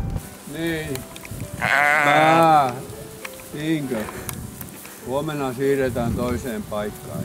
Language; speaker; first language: Finnish; native; Finnish